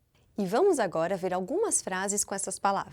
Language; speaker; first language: Portuguese; non-native, fluent; French